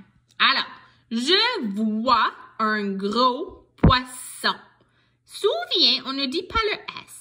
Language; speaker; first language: French; non-native, local second language; English